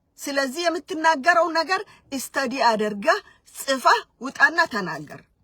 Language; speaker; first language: Amharic; non-native, local second language; Oromo